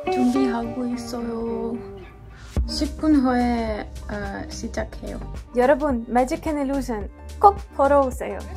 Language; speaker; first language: Korean; non-native, learner; Ukrainian